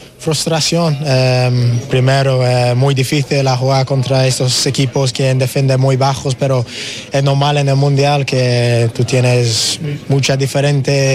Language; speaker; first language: Spanish; non-native, learner; English